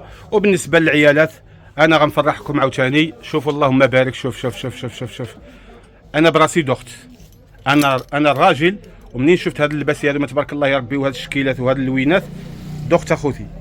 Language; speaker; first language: Arabic; native; Arabic